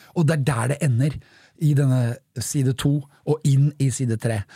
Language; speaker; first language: Norwegian; native; Norwegian